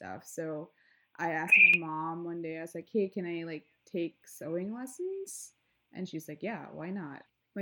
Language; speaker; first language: English; non-native, local second language; Filipino